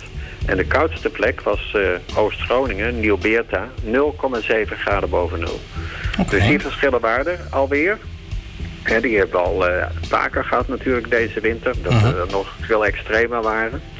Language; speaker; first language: Dutch; native; Dutch